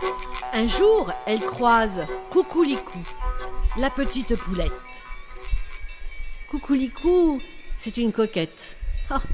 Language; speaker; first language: French; native; French